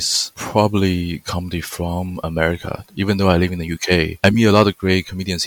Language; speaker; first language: English; non-native, fluent; Chinese